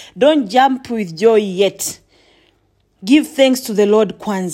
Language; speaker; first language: English; non-native, local second language; Swahili